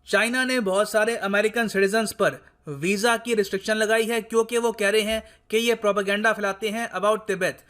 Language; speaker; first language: Hindi; native; Hindi